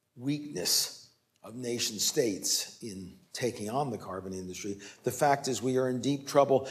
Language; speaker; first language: English; native; English